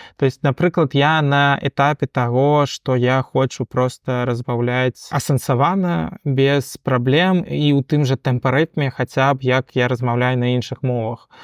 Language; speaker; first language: Belarusian; non-native, local second language; Russian